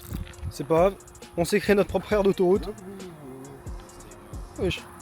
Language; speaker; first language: French; native; French